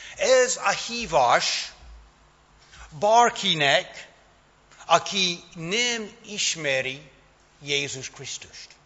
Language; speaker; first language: Hungarian; non-native, fluent; English